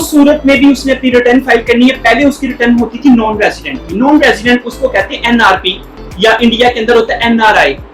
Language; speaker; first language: Urdu; non-native, local second language; Punjabi